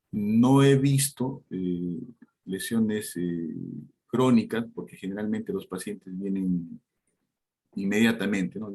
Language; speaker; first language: Spanish; native; Spanish